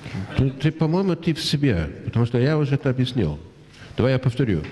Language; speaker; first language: Russian; non-native, fluent; English